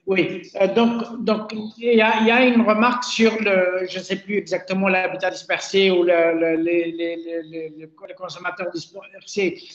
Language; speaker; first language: French; non-native, local second language; Arabic